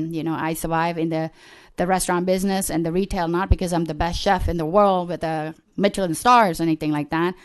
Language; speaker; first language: English; early bilingual, other home language; Khmer